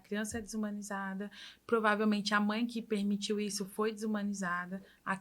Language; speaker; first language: Portuguese; native; Portuguese